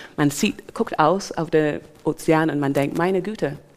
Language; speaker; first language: German; non-native, fluent; English